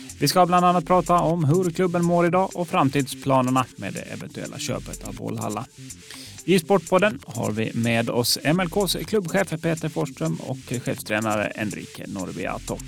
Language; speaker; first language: Swedish; native; Swedish